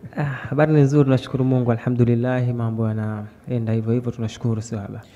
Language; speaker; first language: Swahili; native; Swahili